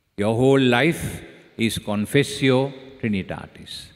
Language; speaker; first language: English; non-native, local second language; Sinhala